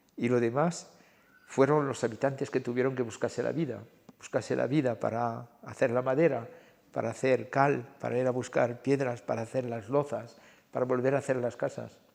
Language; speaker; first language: Spanish; early bilingual, heritage; Spanish